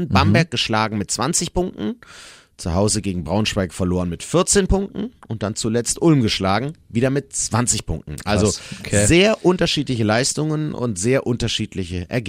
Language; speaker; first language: German; native; German